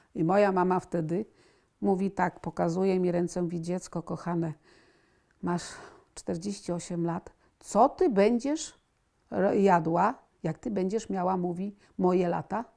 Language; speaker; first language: Polish; native; Polish